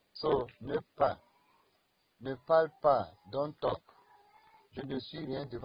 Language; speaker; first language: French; non-native, learner; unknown